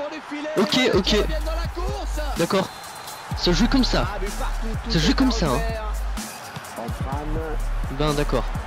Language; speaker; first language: French; native; French